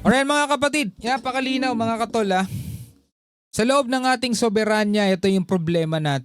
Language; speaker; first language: Filipino; native; Filipino